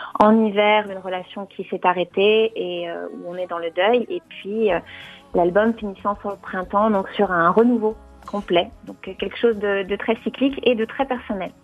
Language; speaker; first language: French; native; French